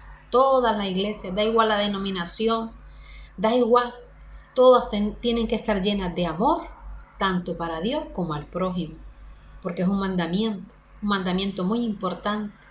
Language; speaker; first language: Spanish; native; Spanish